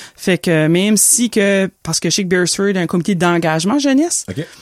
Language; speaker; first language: French; native; French